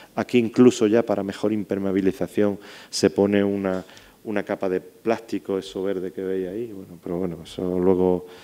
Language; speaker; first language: Spanish; native; Spanish